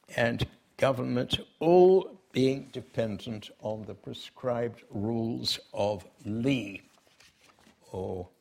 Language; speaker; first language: English; native; English